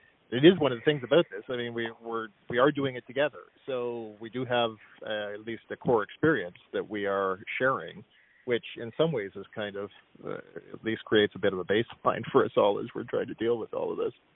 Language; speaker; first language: English; native; English